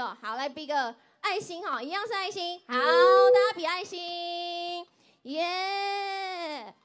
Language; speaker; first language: Chinese; native; Chinese